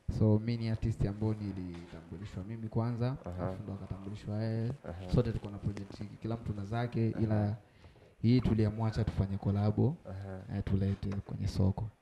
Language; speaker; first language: Swahili; native; Swahili